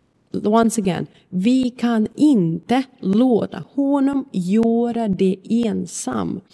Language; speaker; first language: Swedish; non-native, fluent; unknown